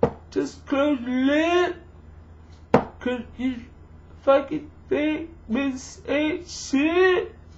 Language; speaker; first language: English; early bilingual, other home language; Vietnamese